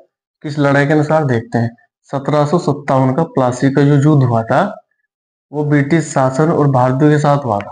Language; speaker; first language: Hindi; native; Hindi